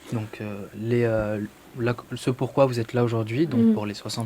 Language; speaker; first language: French; native; French